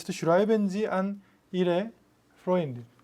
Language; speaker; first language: German; non-native, fluent; Korean